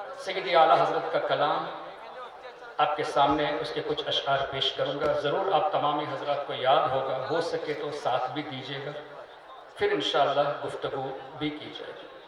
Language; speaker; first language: Urdu; non-native, fluent; Tamil